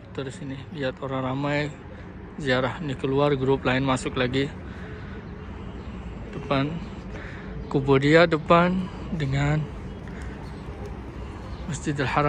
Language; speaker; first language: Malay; early bilingual, heritage; Malay